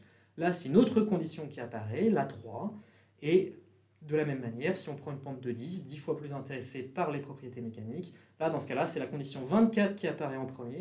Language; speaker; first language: French; native; French